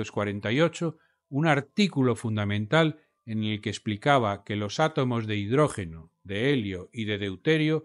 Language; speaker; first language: Spanish; native; Spanish